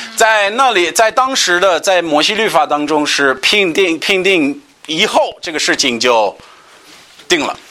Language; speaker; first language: Chinese; non-native, fluent; English